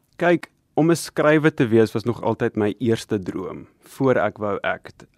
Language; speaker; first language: Afrikaans; non-native, local second language; English